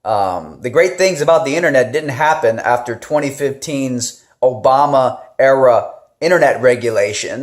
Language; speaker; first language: English; native; English